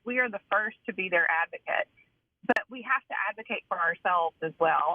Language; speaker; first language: English; native; English